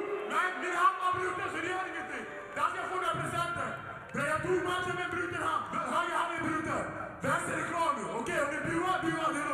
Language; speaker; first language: Swedish; early bilingual, other home language; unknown